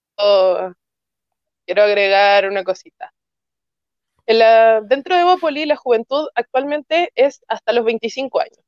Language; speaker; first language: Spanish; native; Spanish